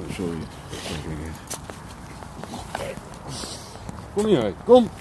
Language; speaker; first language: Dutch; early bilingual, other home language; Turkish